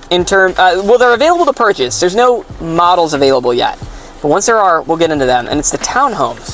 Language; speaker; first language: English; native; English